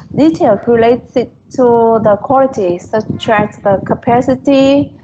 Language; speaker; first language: English; non-native, fluent; Vietnamese